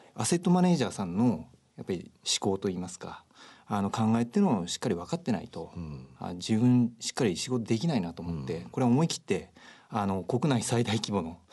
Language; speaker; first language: Japanese; native; Japanese